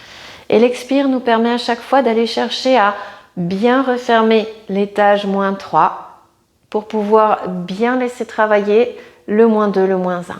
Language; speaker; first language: French; native; French